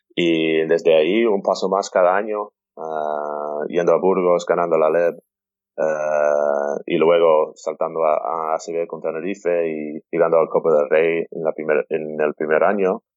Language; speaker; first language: Spanish; non-native, fluent; English